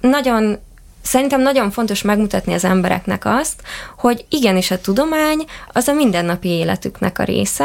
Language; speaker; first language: Hungarian; native; Hungarian